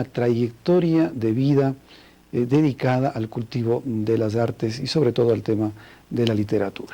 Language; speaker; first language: Spanish; native; Spanish